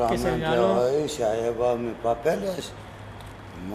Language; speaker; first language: Spanish; non-native, learner; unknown